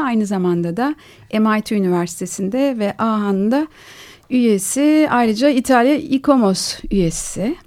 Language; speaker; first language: Turkish; native; Turkish